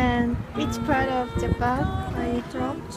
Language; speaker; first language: English; non-native, learner; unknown